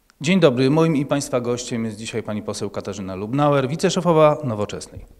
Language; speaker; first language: Polish; native; Polish